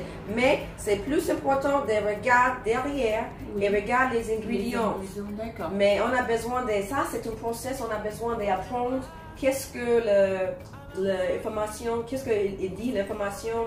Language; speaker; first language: French; non-native, learner; English